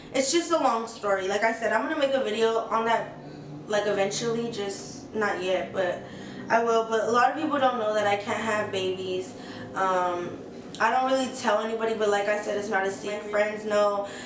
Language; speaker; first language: English; native; English